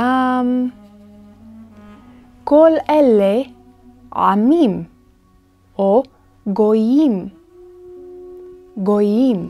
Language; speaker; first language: Hebrew; non-native, fluent; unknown